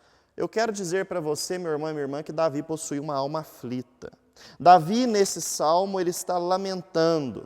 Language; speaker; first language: Portuguese; native; Portuguese